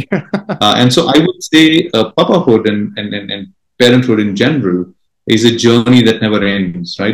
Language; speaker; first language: English; non-native, local second language; Marathi